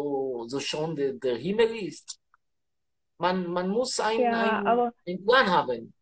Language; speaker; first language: German; non-native, learner; Hebrew